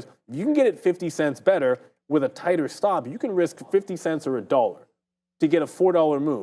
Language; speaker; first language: English; native; English